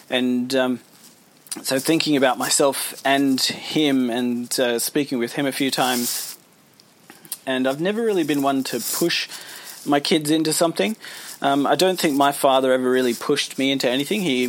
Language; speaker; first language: English; native; English